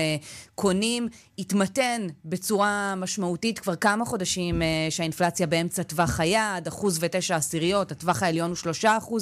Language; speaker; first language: Hebrew; native; Hebrew